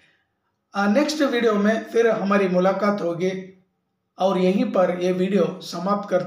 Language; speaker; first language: Hindi; non-native, local second language; Kannada